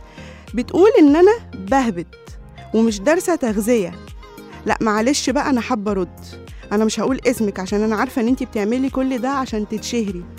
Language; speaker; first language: Arabic; native; Arabic